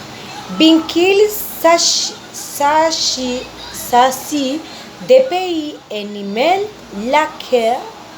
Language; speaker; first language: French; non-native, learner; Spanish